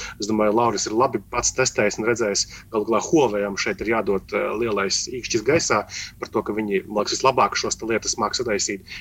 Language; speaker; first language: Latvian; native; Latvian